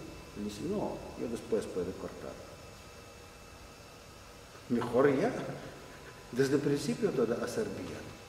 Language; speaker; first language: Spanish; non-native, learner; Russian